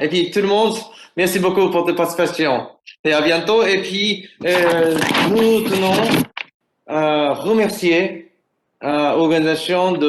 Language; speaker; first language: French; non-native, learner; Japanese